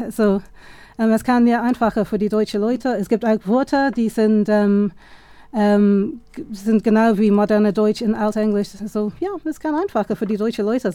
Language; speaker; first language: German; non-native, fluent; English